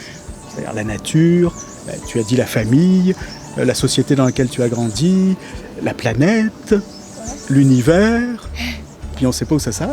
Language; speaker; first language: French; native; French